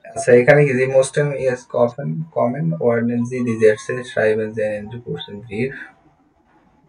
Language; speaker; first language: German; non-native, learner; Bangla